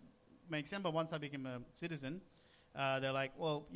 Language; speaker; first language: English; non-native, local second language; Sinhala